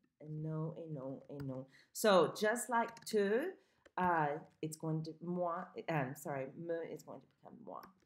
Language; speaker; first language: English; native; English